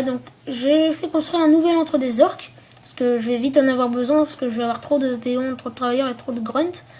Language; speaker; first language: French; native; French